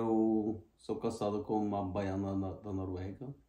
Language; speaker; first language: Portuguese; non-native, fluent; Norwegian